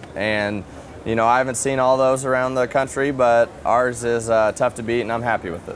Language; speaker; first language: English; native; English